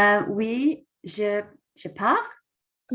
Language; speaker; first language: French; non-native, learner; English